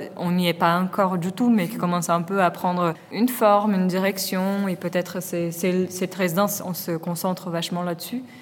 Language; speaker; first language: French; non-native, fluent; Portuguese